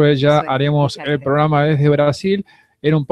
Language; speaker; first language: Spanish; native; Spanish